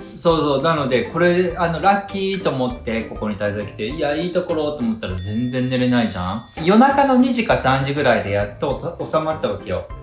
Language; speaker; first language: Japanese; native; Japanese